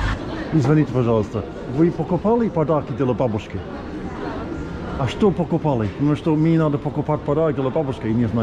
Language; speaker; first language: Russian; non-native, learner; English